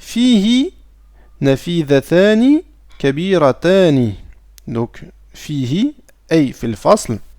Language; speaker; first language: Arabic; non-native, fluent; French